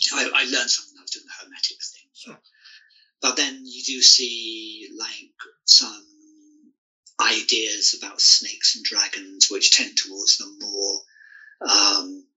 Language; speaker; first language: English; native; English